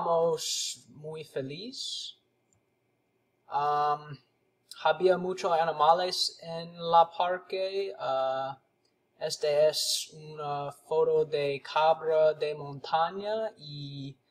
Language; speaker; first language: Spanish; non-native, learner; English